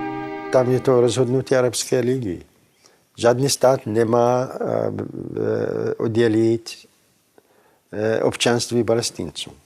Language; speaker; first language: Czech; non-native, fluent; Arabic